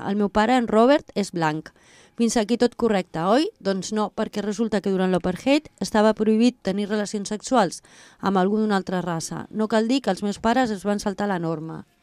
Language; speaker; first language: Catalan; non-native, local second language; Spanish